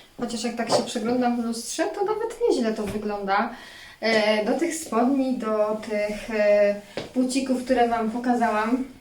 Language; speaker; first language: Polish; native; Polish